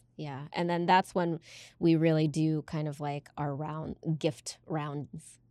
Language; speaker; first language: English; native; English